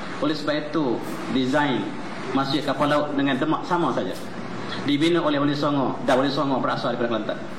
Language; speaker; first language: Malay; native; Malay